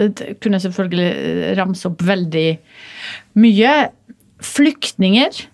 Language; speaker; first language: Norwegian; early bilingual, other home language; Polish